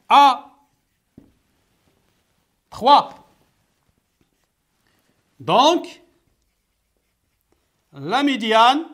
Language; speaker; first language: French; non-native, local second language; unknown